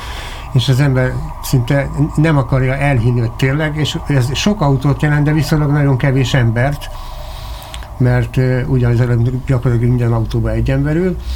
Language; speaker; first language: Hungarian; native; Hungarian